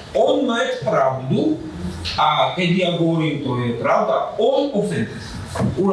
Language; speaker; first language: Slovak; non-native, learner; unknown